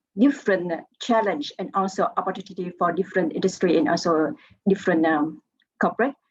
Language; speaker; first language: English; non-native, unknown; Vietnamese